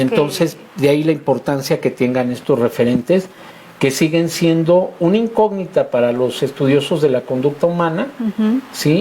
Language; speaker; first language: Spanish; native; Spanish